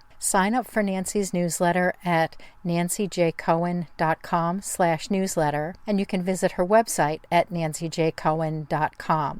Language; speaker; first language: English; native; English